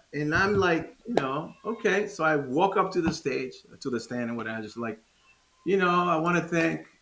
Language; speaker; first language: English; non-native, fluent; Spanish